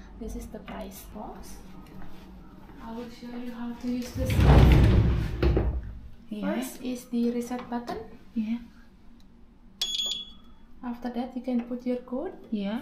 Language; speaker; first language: English; non-native, learner; Indonesian